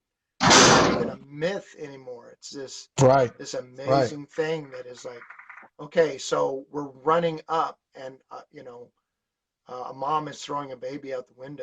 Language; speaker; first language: English; native; English